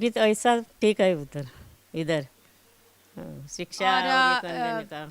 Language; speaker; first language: Hindi; non-native, local second language; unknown